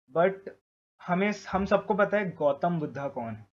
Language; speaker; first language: Hindi; native; Hindi